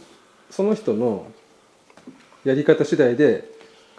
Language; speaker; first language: Japanese; native; Japanese